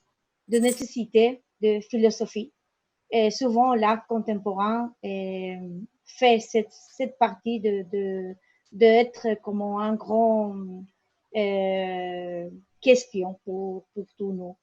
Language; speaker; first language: French; non-native, learner; Spanish